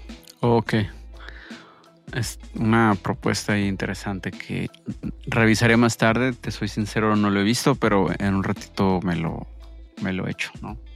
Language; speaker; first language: Spanish; native; Spanish